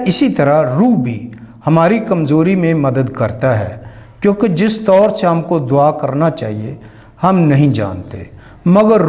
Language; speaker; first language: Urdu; non-native, local second language; Punjabi